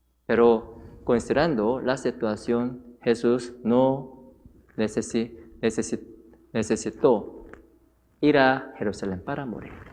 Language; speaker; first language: Spanish; non-native, fluent; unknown